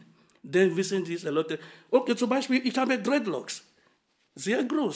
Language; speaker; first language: German; non-native, fluent; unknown